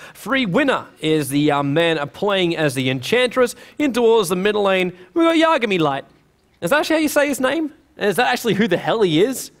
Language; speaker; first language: English; native; English